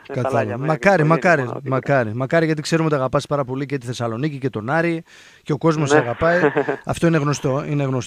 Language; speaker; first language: Greek; native; Greek